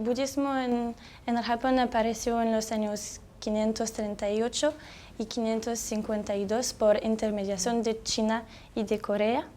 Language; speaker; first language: Spanish; non-native, fluent; French